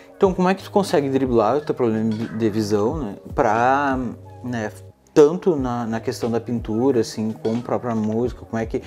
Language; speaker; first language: Portuguese; native; Portuguese